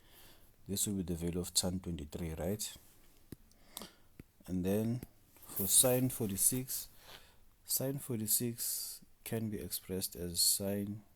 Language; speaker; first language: English; non-native, local second language; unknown